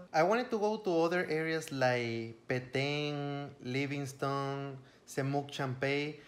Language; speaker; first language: English; non-native, fluent; Spanish